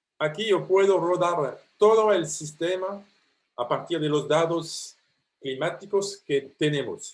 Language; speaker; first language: Spanish; non-native, fluent; French